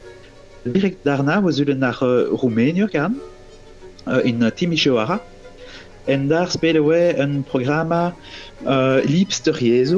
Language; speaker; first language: Dutch; non-native, local second language; French